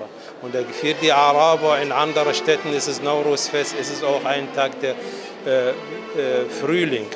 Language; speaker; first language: German; non-native, fluent; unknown